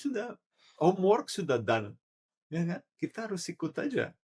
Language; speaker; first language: Indonesian; non-native, learner; Italian